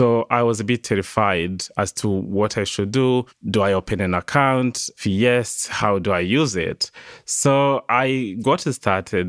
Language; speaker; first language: English; non-native, local second language; Kinyarwanda